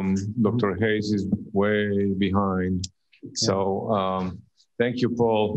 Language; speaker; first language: English; non-native, fluent; Spanish